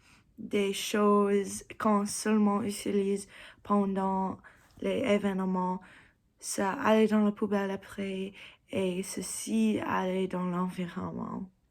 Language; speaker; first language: French; non-native, learner; English